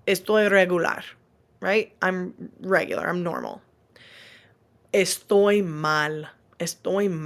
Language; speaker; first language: Spanish; non-native, fluent; English